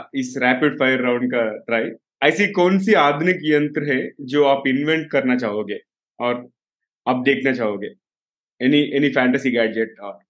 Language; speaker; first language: Hindi; non-native, local second language; Telugu